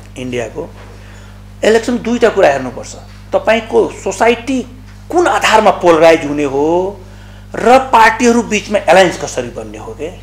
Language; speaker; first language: Nepali; non-native, local second language; Maithili